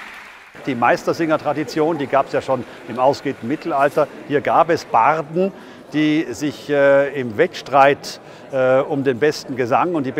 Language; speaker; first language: German; native; German